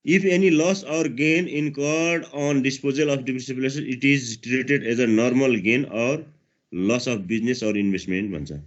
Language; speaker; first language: English; non-native, local second language; Nepali